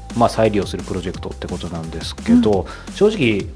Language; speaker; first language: Japanese; native; Japanese